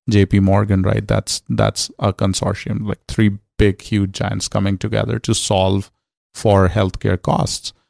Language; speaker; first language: English; non-native, local second language; Hindi